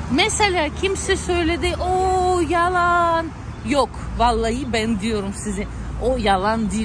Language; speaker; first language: Turkish; non-native, learner; Russian